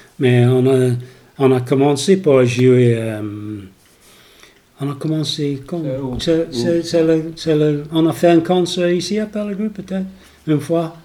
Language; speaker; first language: French; non-native, learner; English